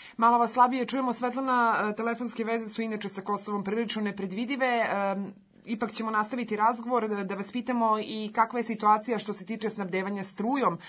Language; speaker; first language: Serbian; native; Serbian